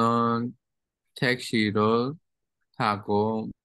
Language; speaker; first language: Korean; non-native, learner; Burmese